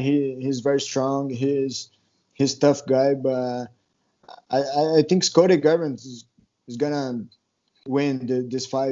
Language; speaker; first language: English; non-native, learner; Portuguese